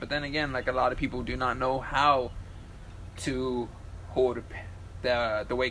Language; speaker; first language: English; native; English